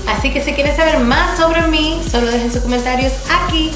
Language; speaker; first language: Spanish; early bilingual, heritage; Spanish